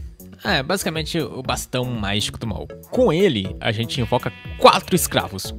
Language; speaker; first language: Portuguese; native; Portuguese